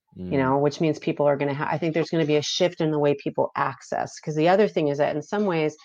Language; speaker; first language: English; native; English